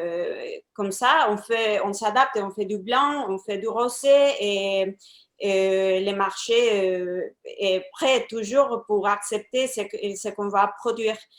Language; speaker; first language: French; non-native, fluent; Spanish